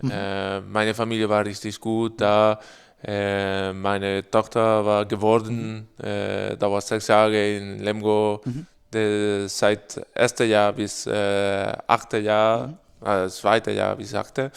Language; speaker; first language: German; non-native, learner; Spanish